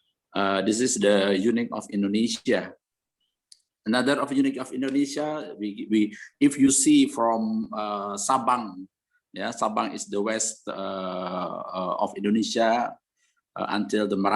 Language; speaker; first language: English; non-native, learner; Indonesian